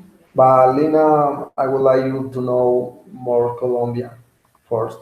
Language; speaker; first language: English; non-native, learner; Spanish